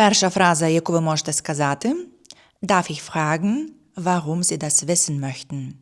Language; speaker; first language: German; non-native, fluent; Ukrainian